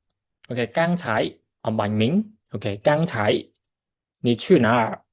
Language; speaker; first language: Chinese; non-native, fluent; Khmer